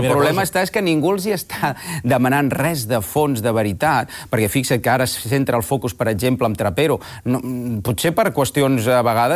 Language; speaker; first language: Catalan; non-native, local second language; Spanish